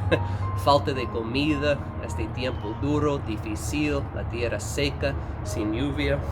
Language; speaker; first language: Spanish; non-native, fluent; English